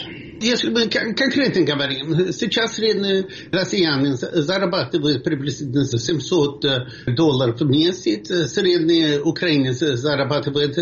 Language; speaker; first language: Russian; non-native, fluent; Swedish